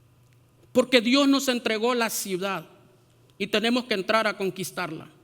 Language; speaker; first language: Spanish; native; Spanish